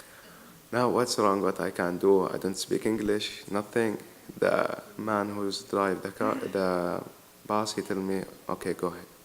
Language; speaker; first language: English; non-native, learner; Arabic